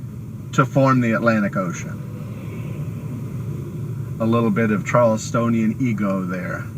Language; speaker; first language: English; native; English